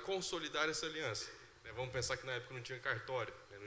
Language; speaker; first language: Portuguese; native; Portuguese